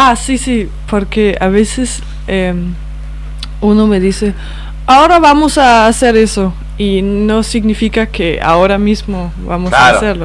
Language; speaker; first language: Spanish; non-native, fluent; Danish